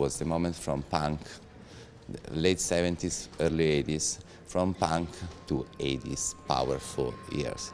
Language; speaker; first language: English; non-native, fluent; Italian